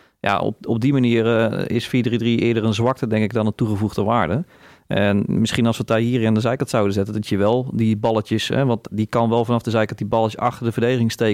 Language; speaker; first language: Dutch; native; Dutch